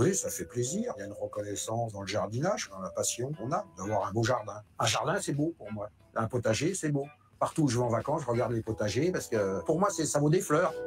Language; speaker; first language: French; native; French